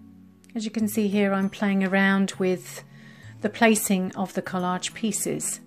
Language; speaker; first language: English; native; English